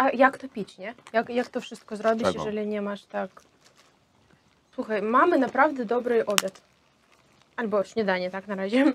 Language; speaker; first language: Polish; non-native, fluent; Russian